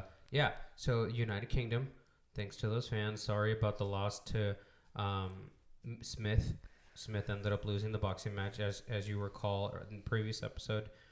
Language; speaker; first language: English; early bilingual, other home language; Spanish